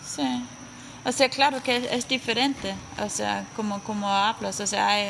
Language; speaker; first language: Spanish; non-native, fluent; Danish